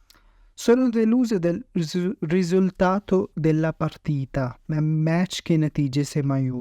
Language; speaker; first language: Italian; non-native, fluent; Urdu